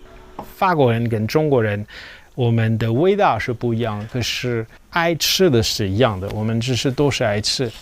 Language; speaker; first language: Chinese; non-native, fluent; French